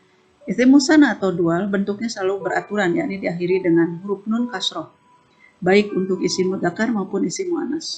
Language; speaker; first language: Indonesian; native; Indonesian